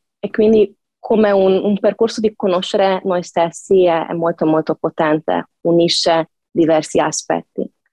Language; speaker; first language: Italian; non-native, fluent; Hungarian